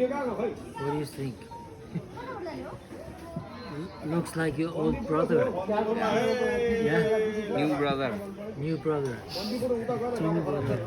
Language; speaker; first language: English; non-native, learner; Nepali